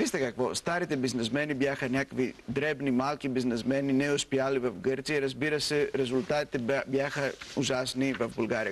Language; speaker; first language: Bulgarian; non-native, fluent; Greek